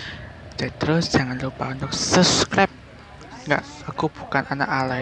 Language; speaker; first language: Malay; non-native, local second language; Javanese